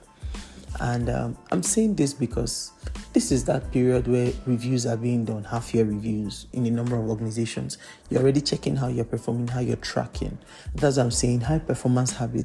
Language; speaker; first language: English; non-native, local second language; Yoruba